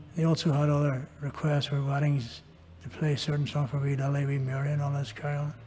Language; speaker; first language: English; native; English